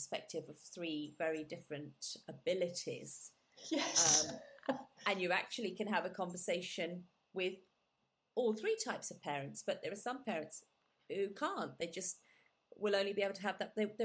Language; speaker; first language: English; non-native, local second language; Gujarati